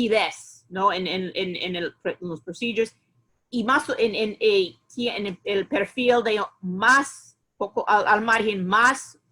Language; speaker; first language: Spanish; non-native, fluent; English